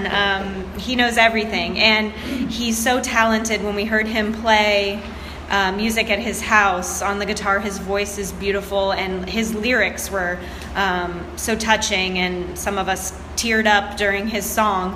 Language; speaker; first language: English; native; English